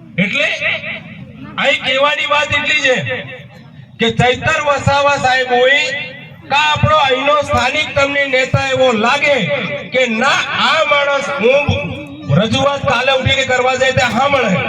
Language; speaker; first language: Gujarati; non-native, local second language; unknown